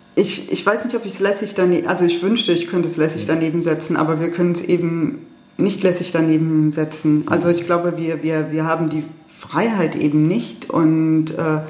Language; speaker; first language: German; early bilingual, heritage; German